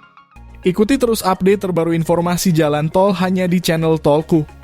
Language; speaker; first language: Indonesian; native; Indonesian